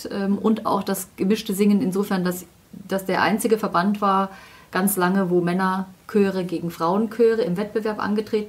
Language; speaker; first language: German; native; German